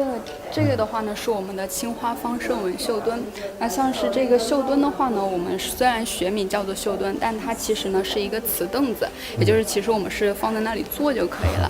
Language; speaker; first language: Chinese; native; Chinese